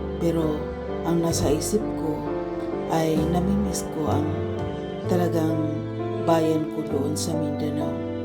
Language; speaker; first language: Filipino; non-native, local second language; Cebuano